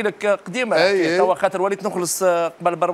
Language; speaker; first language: Arabic; native; Arabic